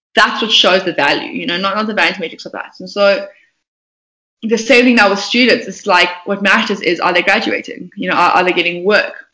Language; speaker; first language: English; native; English